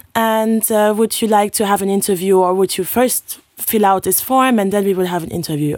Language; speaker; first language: English; non-native, fluent; Luxembourgish